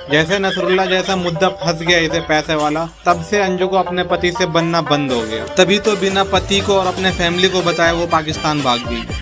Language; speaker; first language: Hindi; native; Hindi